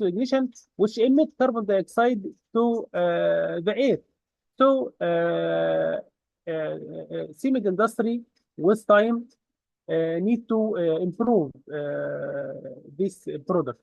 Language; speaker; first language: English; non-native, fluent; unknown